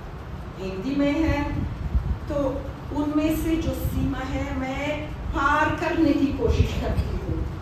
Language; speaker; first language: Hindi; non-native, fluent; Italian